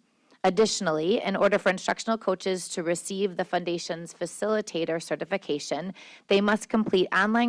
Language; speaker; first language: English; native; English